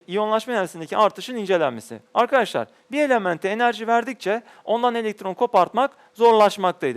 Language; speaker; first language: Turkish; native; Turkish